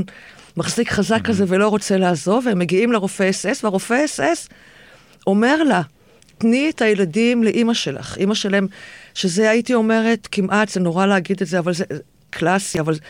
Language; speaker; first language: Hebrew; native; Hebrew